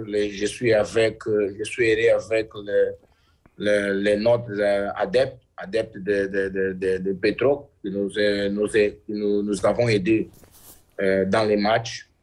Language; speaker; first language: French; non-native, learner; Portuguese